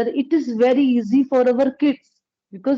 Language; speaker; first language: English; non-native, local second language; Punjabi